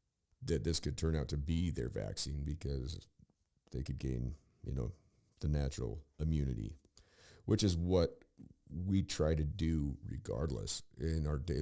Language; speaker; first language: English; native; English